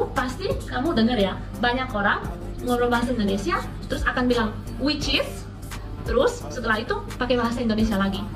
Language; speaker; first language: Indonesian; non-native, fluent; Spanish